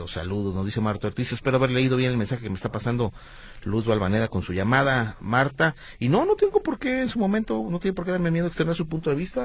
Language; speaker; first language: Spanish; native; Spanish